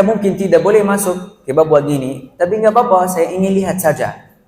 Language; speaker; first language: Indonesian; non-native, fluent; Arabic